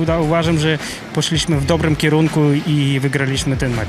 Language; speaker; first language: Polish; non-native, learner; Russian